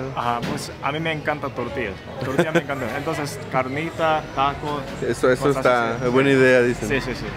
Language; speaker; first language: Spanish; non-native, fluent; Japanese